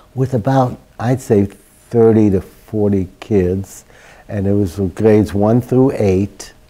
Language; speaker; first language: English; early bilingual, other home language; German